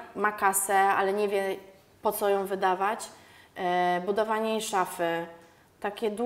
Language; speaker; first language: Polish; native; Polish